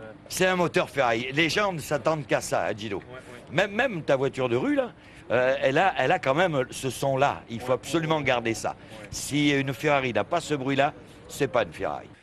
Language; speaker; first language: French; native; French